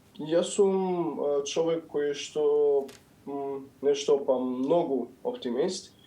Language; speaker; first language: Macedonian; non-native, local second language; Albanian